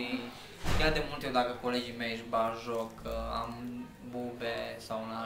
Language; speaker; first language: Romanian; native; Romanian